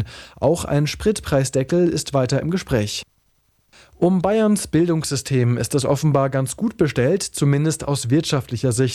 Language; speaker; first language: German; native; German